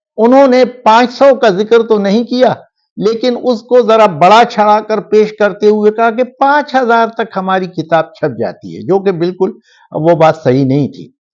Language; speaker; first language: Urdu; non-native, local second language; Pashto